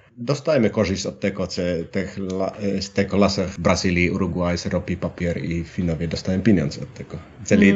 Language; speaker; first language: Polish; non-native, learner; Finnish